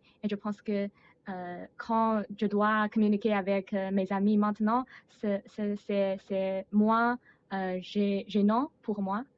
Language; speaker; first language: French; non-native, learner; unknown